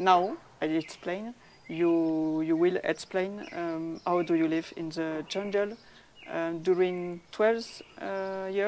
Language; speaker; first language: English; non-native, learner; French